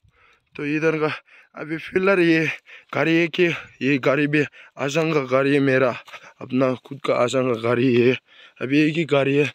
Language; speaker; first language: Hindi; non-native, local second language; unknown